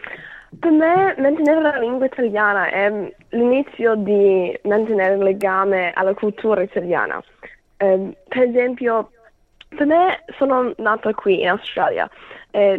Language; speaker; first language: Italian; early bilingual, heritage; Italian